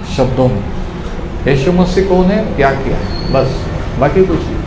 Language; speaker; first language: Hindi; non-native, local second language; Marathi